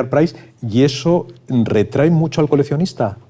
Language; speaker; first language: Spanish; native; Spanish